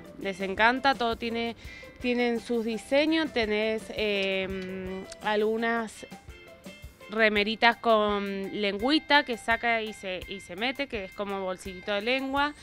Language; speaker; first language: Spanish; native; Spanish